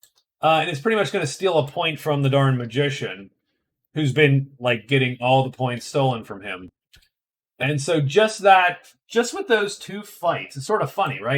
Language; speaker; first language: English; native; English